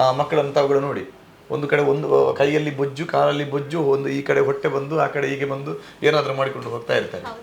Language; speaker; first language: Kannada; non-native, local second language; Tulu